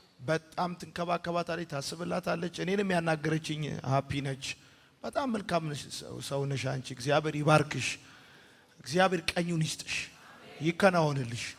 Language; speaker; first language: Amharic; native; Amharic